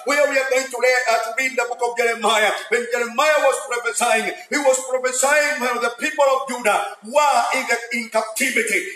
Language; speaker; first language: English; non-native, local second language; Swahili